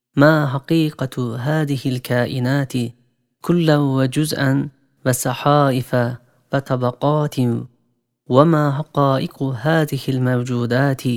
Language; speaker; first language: Arabic; non-native, fluent; Turkish